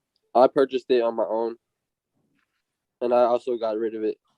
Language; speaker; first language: English; native; English